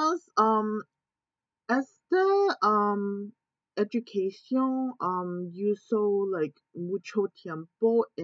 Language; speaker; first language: Spanish; non-native, learner; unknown